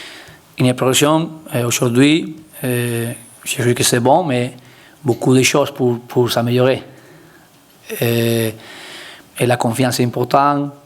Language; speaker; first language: French; non-native, learner; Spanish